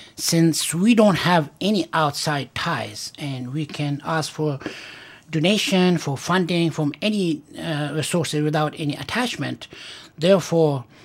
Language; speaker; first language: English; non-native, fluent; Pashto